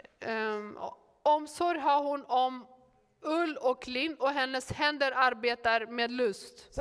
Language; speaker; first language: Swedish; non-native, fluent; Amharic